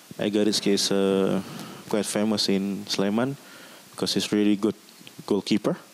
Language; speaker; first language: English; non-native, learner; Indonesian